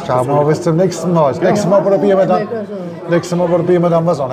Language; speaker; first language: German; native; German